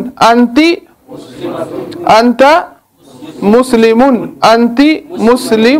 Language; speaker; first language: Arabic; non-native, fluent; Urdu